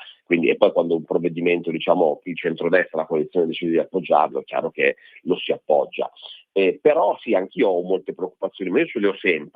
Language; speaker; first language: Italian; native; Italian